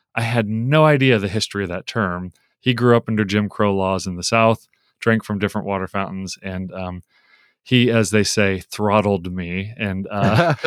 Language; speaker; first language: English; native; English